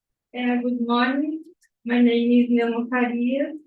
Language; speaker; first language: English; non-native, learner; Portuguese